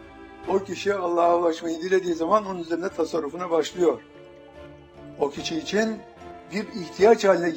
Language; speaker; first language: Turkish; native; Turkish